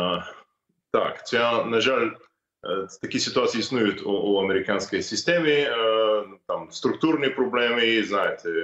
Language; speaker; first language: Ukrainian; non-native, fluent; English